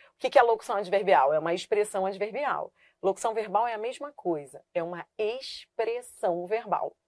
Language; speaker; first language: Portuguese; native; Portuguese